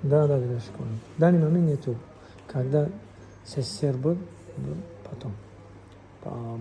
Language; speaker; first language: Russian; non-native, learner; Tajik